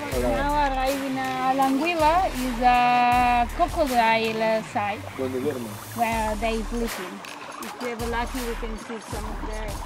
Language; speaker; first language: English; non-native, learner; Italian